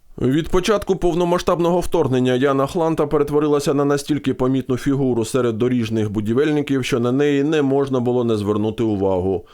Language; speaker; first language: Ukrainian; native; Ukrainian